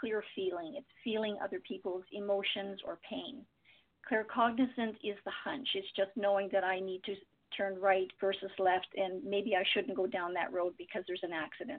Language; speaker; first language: English; native; English